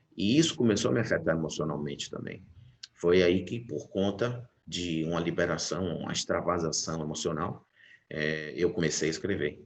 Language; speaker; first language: Portuguese; native; Portuguese